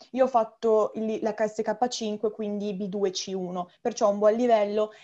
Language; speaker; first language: Italian; native; Italian